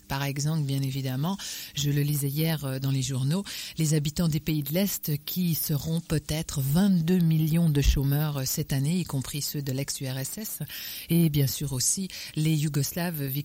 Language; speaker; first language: French; native; French